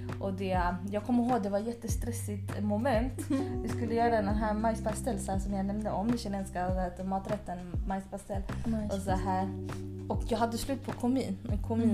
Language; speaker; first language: Swedish; early bilingual, other home language; Spanish